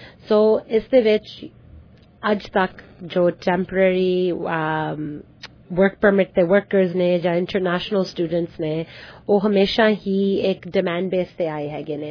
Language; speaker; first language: English; early bilingual, other home language; Punjabi